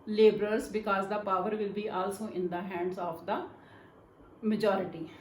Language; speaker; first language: English; non-native, local second language; Punjabi